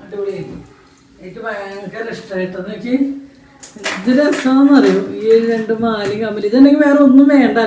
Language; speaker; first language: Malayalam; native; Malayalam